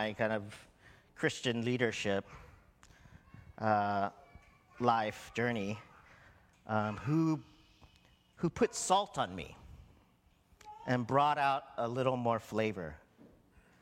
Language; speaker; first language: English; native; English